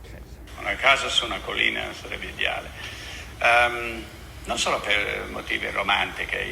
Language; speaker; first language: Italian; non-native, fluent; English